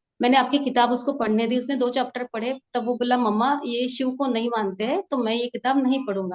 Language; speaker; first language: Hindi; non-native, local second language; Marathi